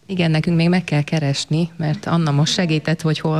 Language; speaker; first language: Hungarian; native; Hungarian